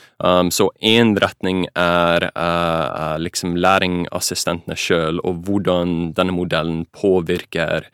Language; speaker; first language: Norwegian; non-native, fluent; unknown